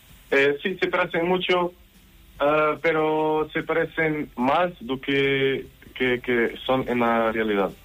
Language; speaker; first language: Spanish; non-native, learner; Portuguese